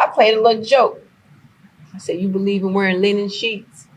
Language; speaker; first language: English; native; English